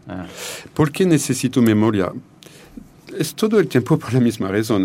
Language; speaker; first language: Spanish; non-native, learner; French